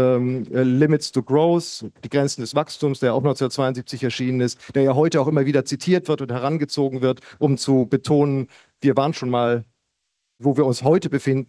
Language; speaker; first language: German; native; German